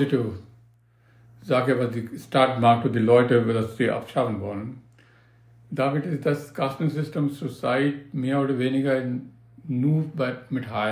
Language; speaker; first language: German; non-native, learner; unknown